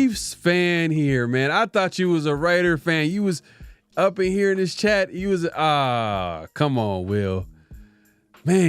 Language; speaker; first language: English; native; English